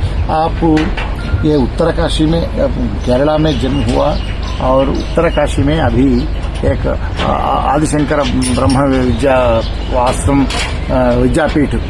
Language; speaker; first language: Hindi; non-native, local second language; Telugu